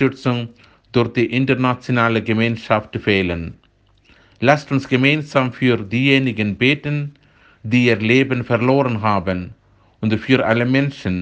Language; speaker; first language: German; non-native, fluent; Malayalam